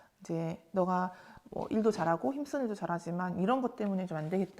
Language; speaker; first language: Korean; native; Korean